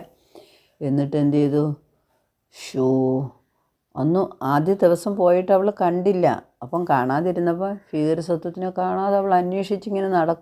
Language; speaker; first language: Malayalam; native; Malayalam